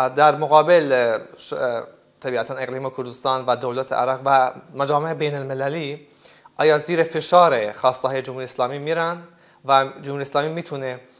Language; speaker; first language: Persian; non-native, local second language; Central Kurdish